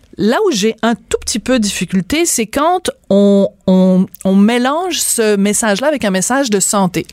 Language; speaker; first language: French; native; French